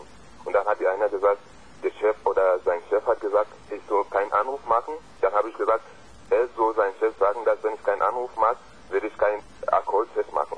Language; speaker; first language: German; non-native, fluent; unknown